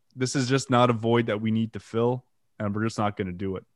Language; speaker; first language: English; non-native, fluent; French